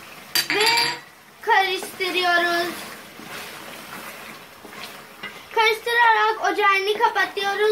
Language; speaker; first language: Turkish; non-native, learner; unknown